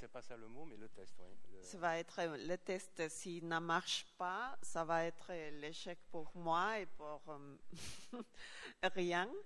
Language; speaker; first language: French; non-native, learner; Spanish